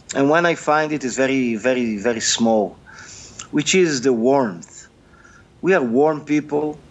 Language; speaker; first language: English; non-native, fluent; Portuguese